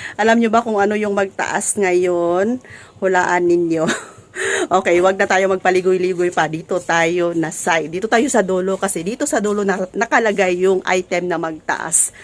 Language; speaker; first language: Filipino; non-native, local second language; Cebuano